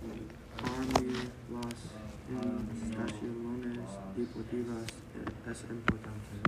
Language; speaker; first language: Spanish; non-native, learner; English